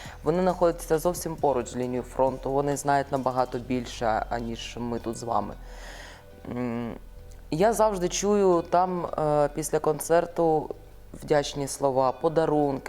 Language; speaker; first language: Ukrainian; non-native, local second language; Russian